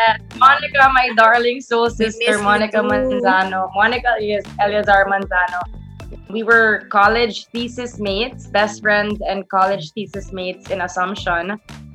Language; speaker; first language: English; non-native, local second language; Filipino